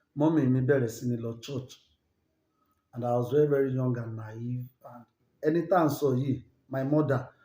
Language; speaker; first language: English; non-native, local second language; Yoruba